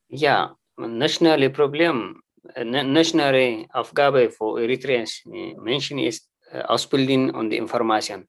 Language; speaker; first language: German; non-native, learner; Tigrinya